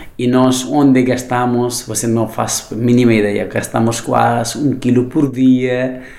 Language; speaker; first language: Portuguese; non-native, fluent; Nepali